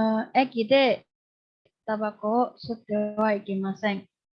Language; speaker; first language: Japanese; non-native, learner; Indonesian